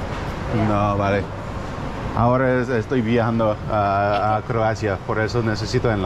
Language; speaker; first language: Spanish; non-native, learner; English